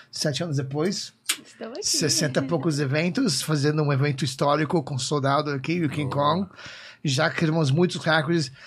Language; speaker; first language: Portuguese; non-native, fluent; English